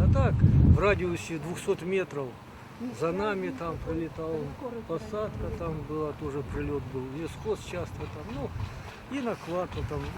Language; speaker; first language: Russian; native; Russian